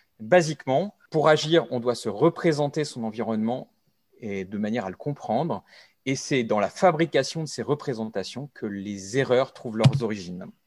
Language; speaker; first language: French; native; French